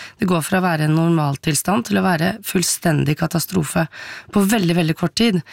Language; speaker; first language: Norwegian; native; Norwegian